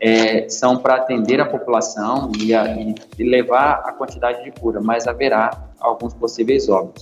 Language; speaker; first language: Portuguese; native; Portuguese